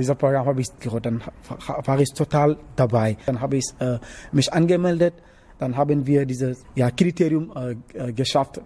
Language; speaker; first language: German; non-native, learner; Wolof